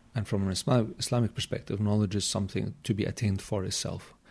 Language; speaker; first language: English; native; English